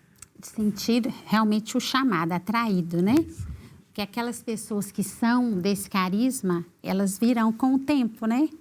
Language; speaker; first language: Portuguese; native; Portuguese